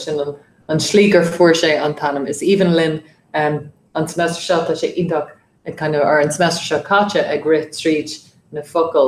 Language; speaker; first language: Irish; non-native, fluent; English